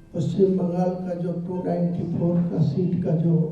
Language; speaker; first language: Hindi; non-native, local second language; Bangla